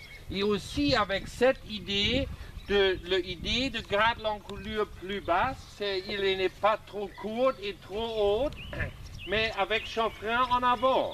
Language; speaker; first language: French; non-native, learner; German